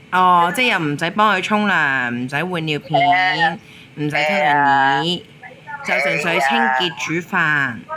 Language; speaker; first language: Cantonese; native; Cantonese